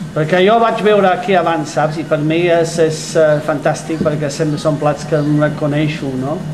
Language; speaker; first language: Catalan; non-native, fluent; English